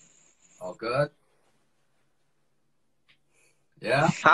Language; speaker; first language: English; non-native, learner; Korean